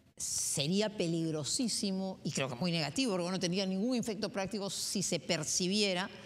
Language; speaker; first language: Spanish; native; Spanish